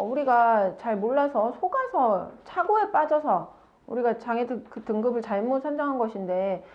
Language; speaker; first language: Korean; native; Korean